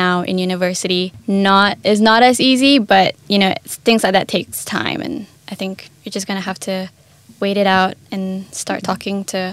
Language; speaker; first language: English; non-native, local second language; Malay